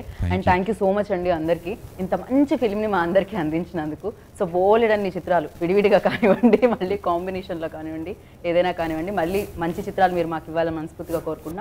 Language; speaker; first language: Telugu; native; Telugu